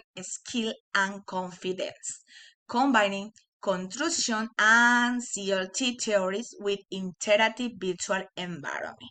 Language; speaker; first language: English; non-native, learner; Spanish